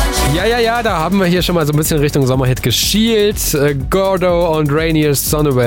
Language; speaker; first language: German; native; German